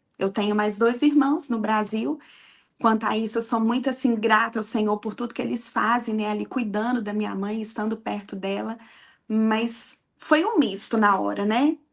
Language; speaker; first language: Portuguese; native; Portuguese